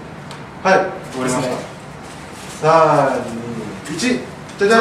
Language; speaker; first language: Japanese; non-native, learner; Korean